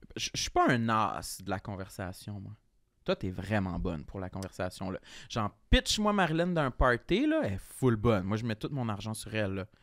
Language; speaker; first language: French; native; French